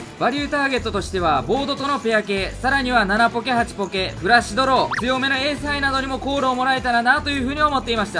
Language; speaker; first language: Japanese; native; Japanese